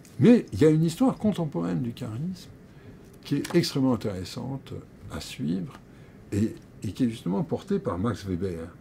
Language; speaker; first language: French; native; French